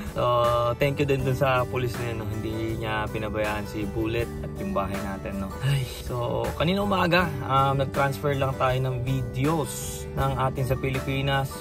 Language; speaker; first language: Filipino; native; Filipino